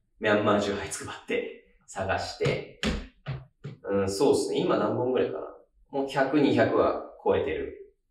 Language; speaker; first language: Japanese; native; Japanese